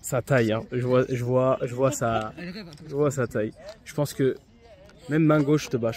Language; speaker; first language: French; native; French